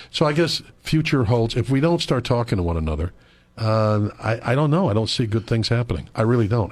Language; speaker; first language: English; native; English